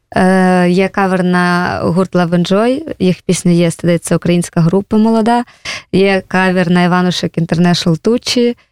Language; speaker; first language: Ukrainian; native; Ukrainian